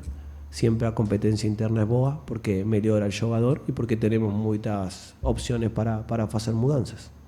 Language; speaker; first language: Portuguese; non-native, fluent; Spanish